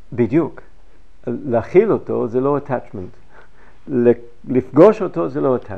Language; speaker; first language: Hebrew; non-native, fluent; English